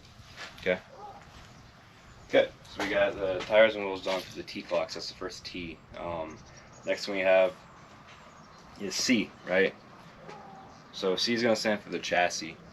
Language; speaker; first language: English; native; English